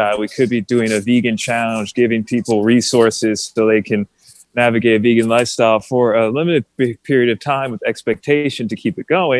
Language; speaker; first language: English; native; English